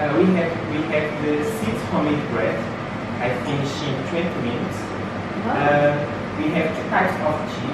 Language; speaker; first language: English; non-native, learner; Portuguese